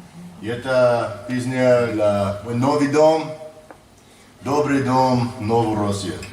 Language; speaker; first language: Russian; non-native, learner; English